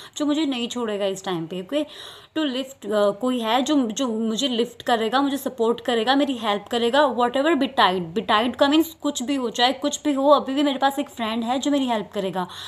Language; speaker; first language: Hindi; native; Hindi